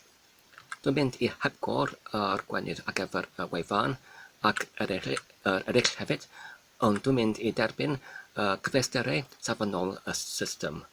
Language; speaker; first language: Welsh; non-native, learner; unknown